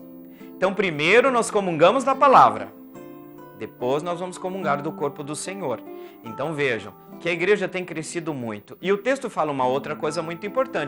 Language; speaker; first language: Portuguese; native; Portuguese